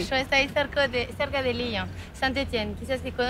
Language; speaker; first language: Spanish; non-native, learner; French